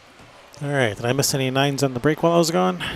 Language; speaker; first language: English; native; English